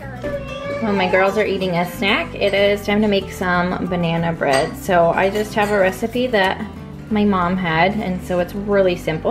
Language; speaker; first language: English; native; English